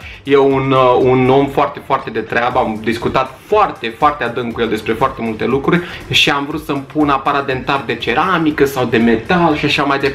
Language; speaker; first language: Romanian; native; Romanian